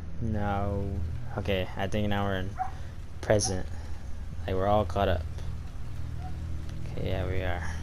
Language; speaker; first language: English; native; English